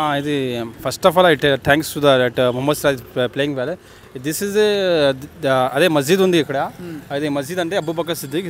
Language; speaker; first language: Telugu; non-native, local second language; Urdu